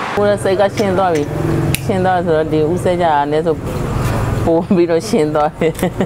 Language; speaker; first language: Burmese; native; Burmese